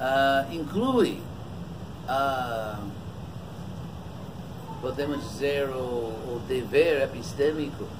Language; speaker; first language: Portuguese; non-native, fluent; English